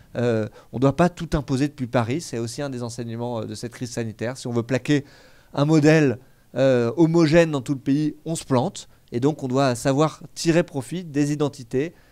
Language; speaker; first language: French; native; French